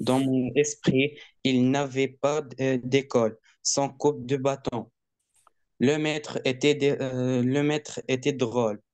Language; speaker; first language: French; non-native, learner; Arabic